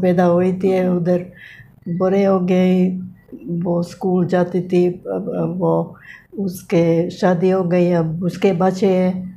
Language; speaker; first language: Hindi; non-native, learner; Bosnian